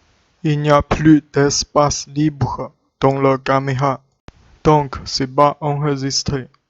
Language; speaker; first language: French; non-native, learner; Chinese